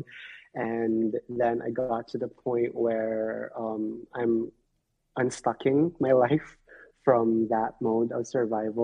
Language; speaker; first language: English; non-native, local second language; Filipino